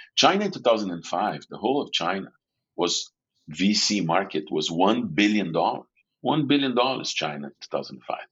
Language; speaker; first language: English; non-native, fluent; Portuguese